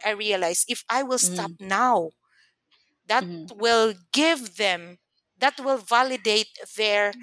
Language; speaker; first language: English; non-native, local second language; Cebuano